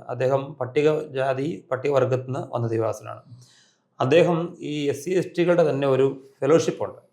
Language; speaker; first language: Malayalam; native; Malayalam